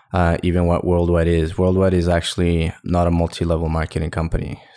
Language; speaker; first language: English; early bilingual, other home language; Spanish